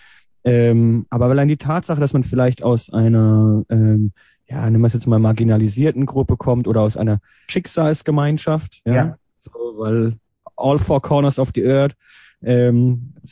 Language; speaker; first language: German; native; German